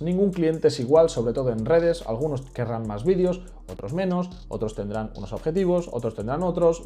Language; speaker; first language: Spanish; native; Spanish